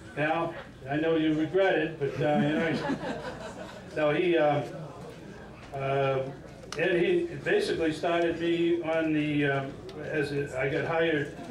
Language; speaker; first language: English; native; English